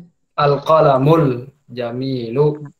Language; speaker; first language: Arabic; non-native, fluent; Indonesian